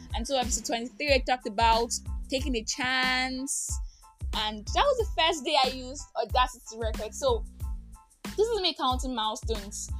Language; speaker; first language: English; non-native, local second language; Igbo